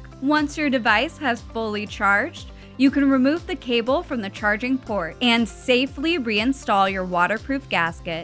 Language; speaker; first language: English; native; English